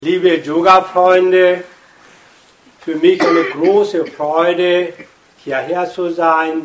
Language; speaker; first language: German; non-native, fluent; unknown